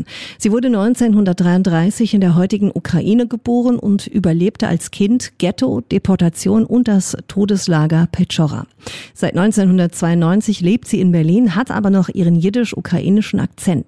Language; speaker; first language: German; native; German